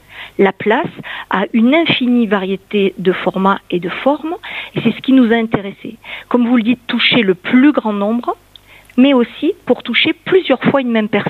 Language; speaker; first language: French; native; French